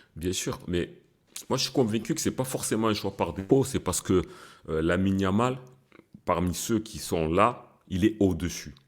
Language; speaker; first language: French; early bilingual, other home language; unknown